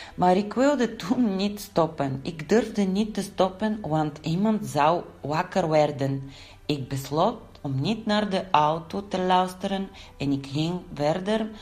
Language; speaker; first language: Dutch; non-native, learner; Bulgarian